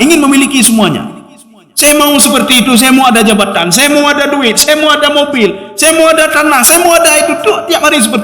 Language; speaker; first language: Indonesian; native; Indonesian